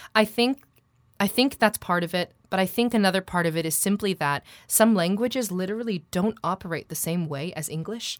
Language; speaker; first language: English; native; English